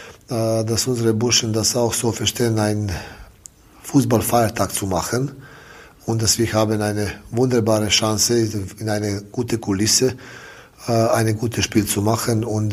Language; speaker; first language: German; non-native, learner; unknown